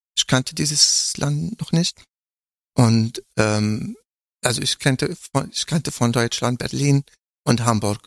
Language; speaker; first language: German; non-native, fluent; Arabic